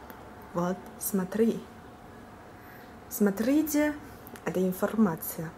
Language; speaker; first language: Russian; non-native, learner; Chinese